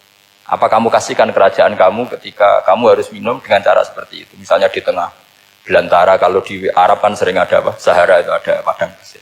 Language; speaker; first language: Indonesian; non-native, local second language; Javanese